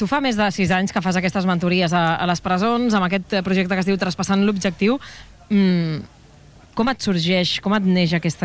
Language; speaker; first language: Catalan; native; Catalan